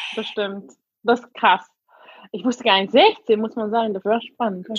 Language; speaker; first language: German; non-native, fluent; English